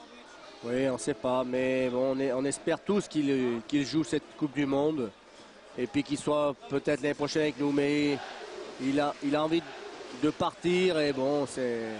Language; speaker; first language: French; native; French